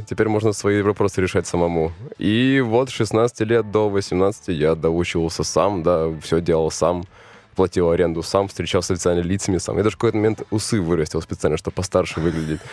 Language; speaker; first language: Russian; native; Russian